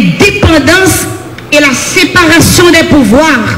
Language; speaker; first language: French; non-native, local second language; Haitian Creole